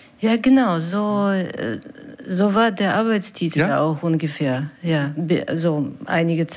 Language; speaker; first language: German; non-native, fluent; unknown